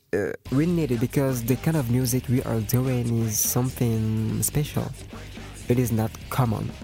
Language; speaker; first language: English; non-native, fluent; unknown